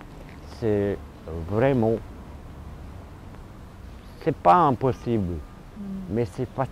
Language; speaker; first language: French; non-native, fluent; Romanian